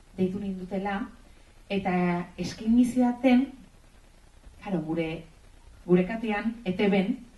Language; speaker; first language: Basque; non-native, local second language; Spanish